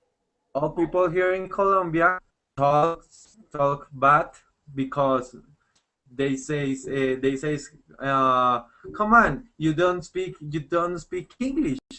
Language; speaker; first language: English; non-native, learner; Spanish